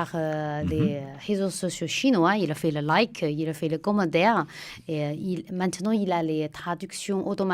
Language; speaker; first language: French; non-native, fluent; Chinese